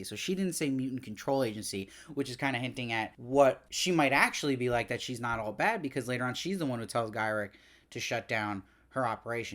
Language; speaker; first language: English; native; English